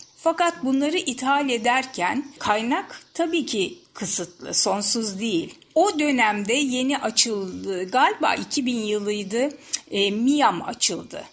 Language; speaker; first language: Turkish; native; Turkish